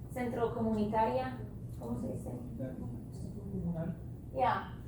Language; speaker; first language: Spanish; non-native, fluent; English